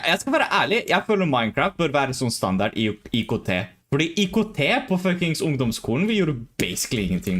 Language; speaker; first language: Norwegian; native; Norwegian